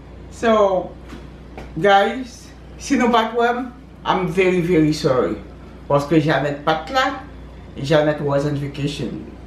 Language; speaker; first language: English; non-native, learner; Haitian Creole